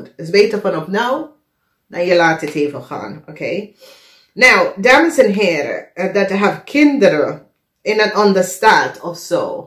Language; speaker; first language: Dutch; non-native, fluent; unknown